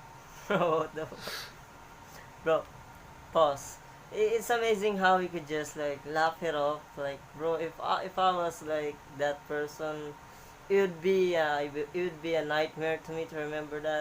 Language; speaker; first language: English; native; English